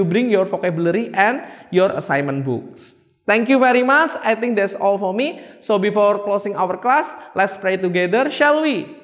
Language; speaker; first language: English; non-native, fluent; Indonesian